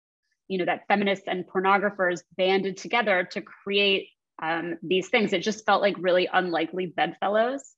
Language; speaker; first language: English; native; English